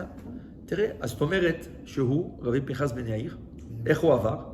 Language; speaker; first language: Hebrew; non-native, fluent; French